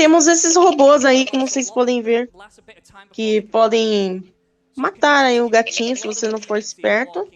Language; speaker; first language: Portuguese; native; Portuguese